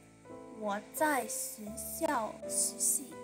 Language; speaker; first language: Chinese; non-native, learner; English